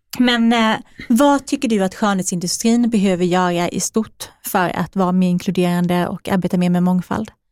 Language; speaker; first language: Swedish; native; Swedish